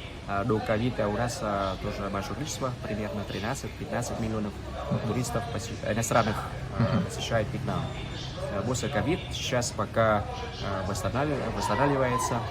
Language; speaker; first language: Russian; non-native, learner; Vietnamese